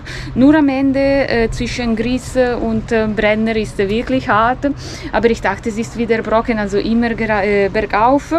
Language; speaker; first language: German; non-native, fluent; Italian